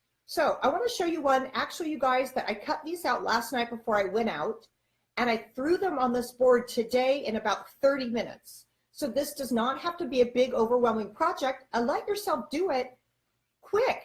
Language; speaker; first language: English; native; English